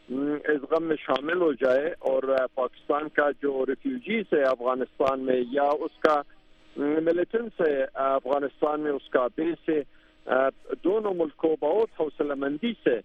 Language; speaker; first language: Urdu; non-native, fluent; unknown